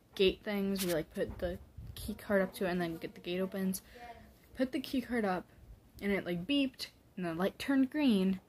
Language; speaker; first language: English; native; English